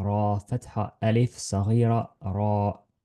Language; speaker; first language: Arabic; non-native, fluent; Estonian